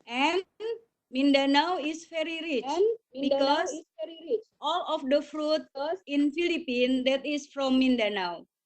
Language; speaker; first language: English; non-native, learner; Indonesian